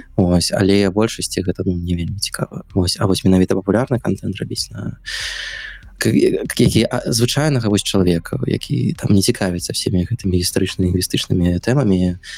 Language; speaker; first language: Belarusian; non-native, local second language; Russian